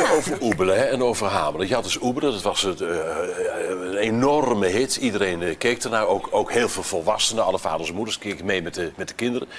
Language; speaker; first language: Dutch; native; Dutch